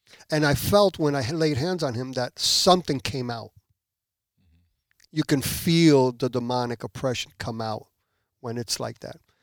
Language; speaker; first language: English; early bilingual, other home language; Spanish